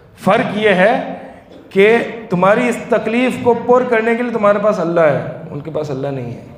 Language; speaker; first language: Urdu; native; Urdu